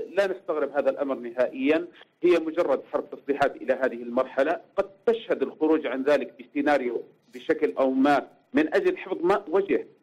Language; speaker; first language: Arabic; native; Arabic